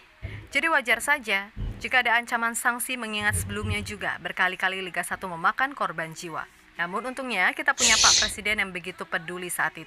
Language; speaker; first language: Indonesian; native; Indonesian